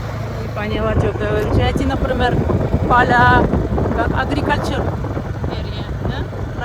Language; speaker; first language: Russian; non-native, local second language; Kazakh